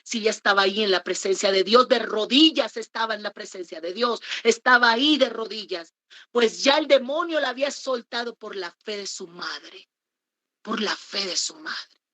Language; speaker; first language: Spanish; native; Spanish